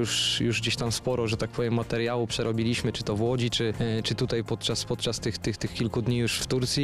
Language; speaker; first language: Polish; native; Polish